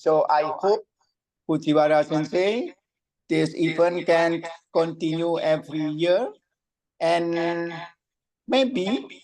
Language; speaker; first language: English; non-native, learner; Indonesian